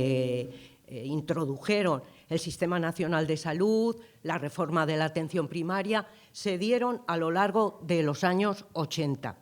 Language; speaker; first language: Spanish; native; Spanish